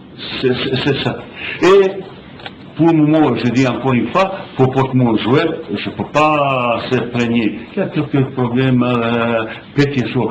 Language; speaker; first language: French; non-native, fluent; Bosnian